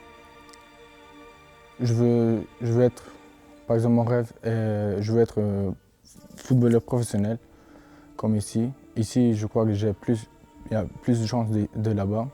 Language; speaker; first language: French; non-native, learner; Albanian